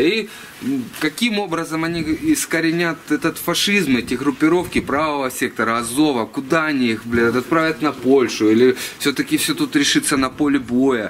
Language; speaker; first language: Russian; native; Russian